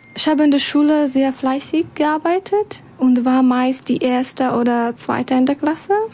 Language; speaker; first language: German; non-native, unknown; Persian